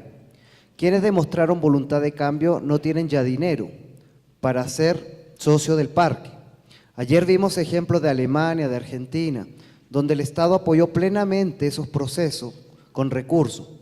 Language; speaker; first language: Spanish; native; Spanish